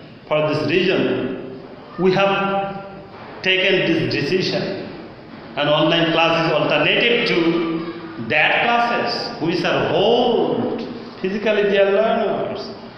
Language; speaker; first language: English; non-native, local second language; Bangla